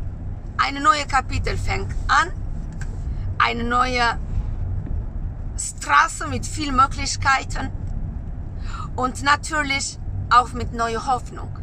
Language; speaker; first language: German; non-native, learner; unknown